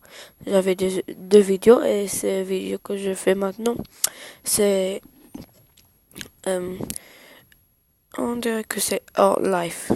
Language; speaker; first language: French; non-native, learner; Arabic